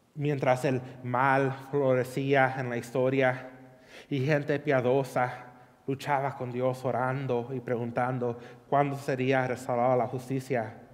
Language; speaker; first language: Spanish; early bilingual, heritage; Spanish